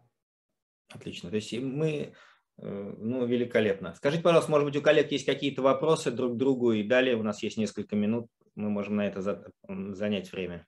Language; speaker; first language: Russian; native; Russian